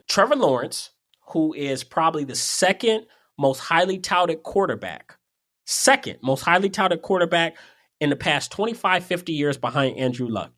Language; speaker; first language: English; native; English